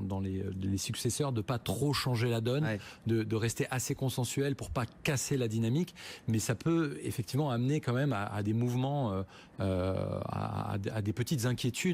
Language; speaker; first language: French; native; French